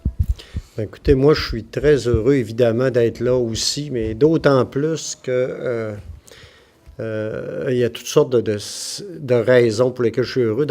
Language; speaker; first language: French; native; French